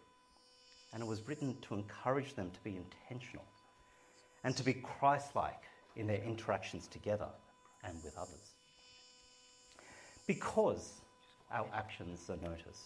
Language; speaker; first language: English; native; English